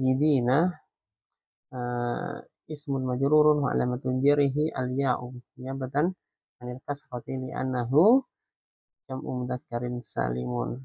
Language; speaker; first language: Arabic; non-native, fluent; Indonesian